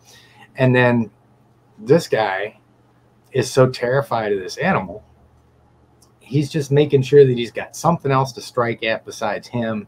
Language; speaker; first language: English; native; English